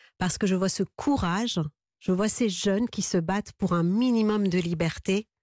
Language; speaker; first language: French; early bilingual, other home language; Persian